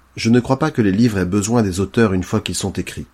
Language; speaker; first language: French; native; French